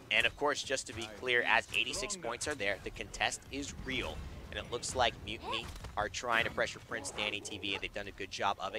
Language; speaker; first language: English; native; English